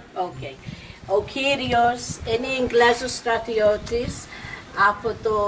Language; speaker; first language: Greek; non-native, fluent; English